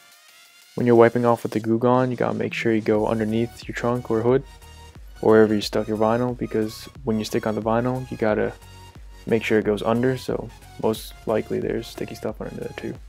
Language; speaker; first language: English; native; English